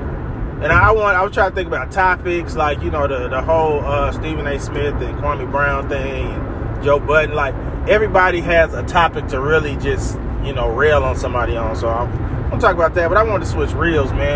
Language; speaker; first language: English; native; English